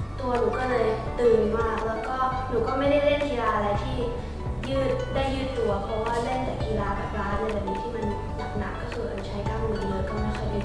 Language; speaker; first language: Thai; native; Thai